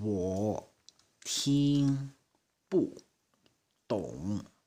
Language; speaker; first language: Chinese; non-native, fluent; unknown